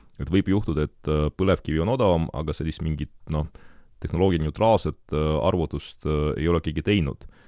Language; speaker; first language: Estonian; non-native, local second language; Russian